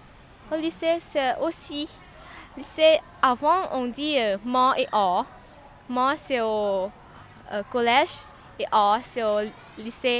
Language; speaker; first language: French; non-native, learner; Lao